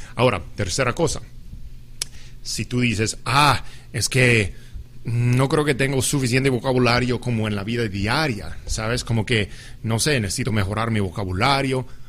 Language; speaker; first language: Spanish; non-native, fluent; English